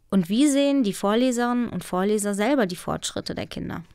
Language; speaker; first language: German; native; German